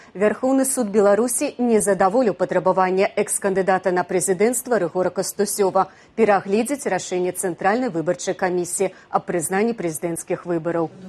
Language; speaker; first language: Belarusian; native; Belarusian